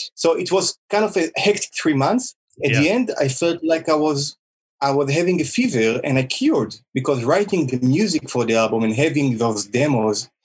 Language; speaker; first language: English; non-native, fluent; Hebrew